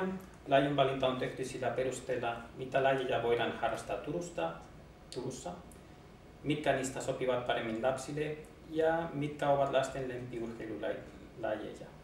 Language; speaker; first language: Finnish; non-native, learner; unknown